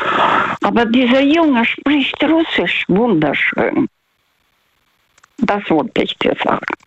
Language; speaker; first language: German; non-native, fluent; Russian